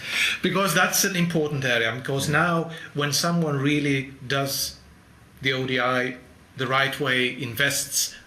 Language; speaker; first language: English; non-native, fluent; Swedish